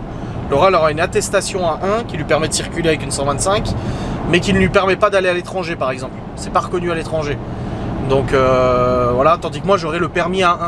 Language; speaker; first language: French; native; French